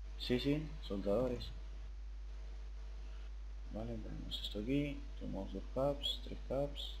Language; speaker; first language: Spanish; native; Spanish